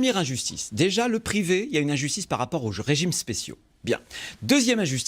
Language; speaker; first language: French; native; French